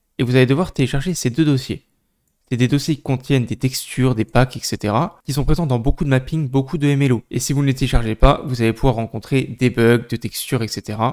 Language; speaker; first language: French; native; French